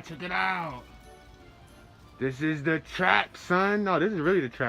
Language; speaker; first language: English; native; English